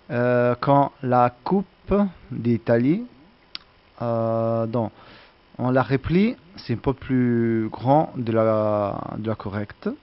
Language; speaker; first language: French; non-native, learner; Italian